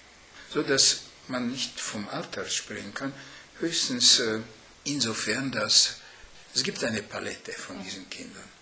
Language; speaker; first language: German; non-native, fluent; Hungarian